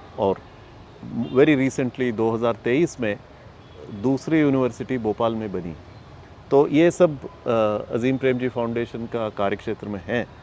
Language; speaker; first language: Hindi; non-native, local second language; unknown